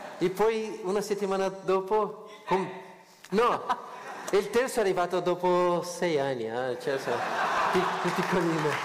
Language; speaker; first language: Italian; non-native, fluent; Portuguese